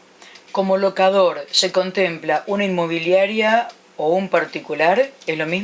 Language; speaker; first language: Spanish; native; Spanish